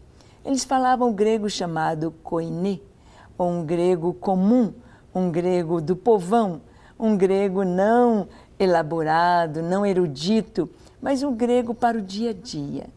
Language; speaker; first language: Portuguese; native; Portuguese